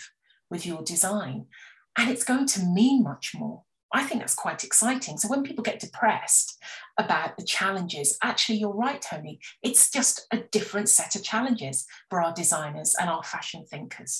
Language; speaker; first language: English; native; English